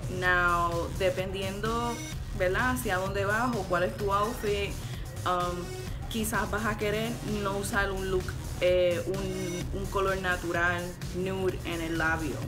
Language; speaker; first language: Spanish; early bilingual, heritage; Spanish